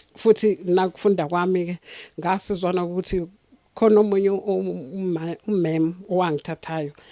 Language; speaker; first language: Zulu; native; Zulu